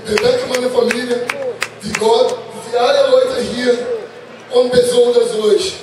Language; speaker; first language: German; non-native, learner; Portuguese